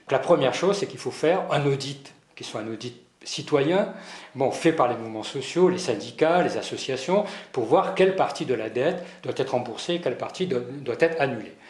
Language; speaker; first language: French; native; French